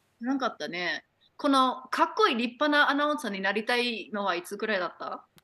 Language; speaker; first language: Japanese; early bilingual, heritage; Japanese